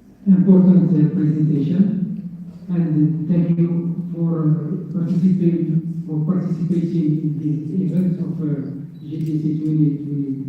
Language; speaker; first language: English; non-native, fluent; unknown